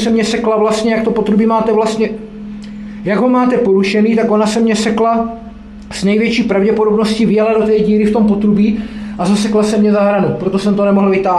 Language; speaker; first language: Czech; native; Czech